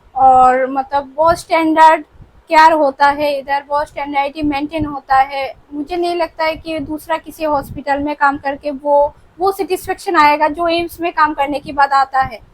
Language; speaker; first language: Hindi; non-native, local second language; Bangla